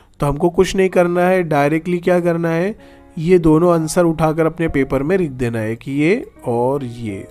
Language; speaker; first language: Urdu; native; Urdu